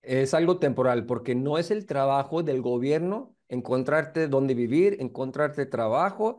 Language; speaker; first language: Spanish; early bilingual, heritage; Spanish